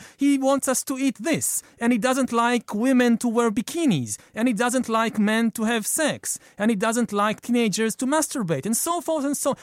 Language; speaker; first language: English; non-native, fluent; Hebrew